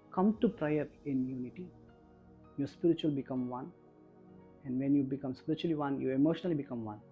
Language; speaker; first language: English; non-native, local second language; Kannada